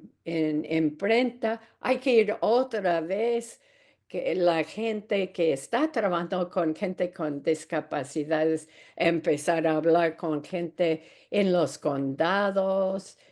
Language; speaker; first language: Spanish; non-native, fluent; English